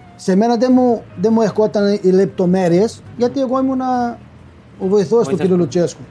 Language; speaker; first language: Greek; non-native, fluent; Portuguese